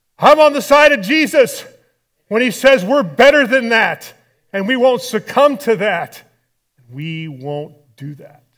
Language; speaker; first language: English; native; English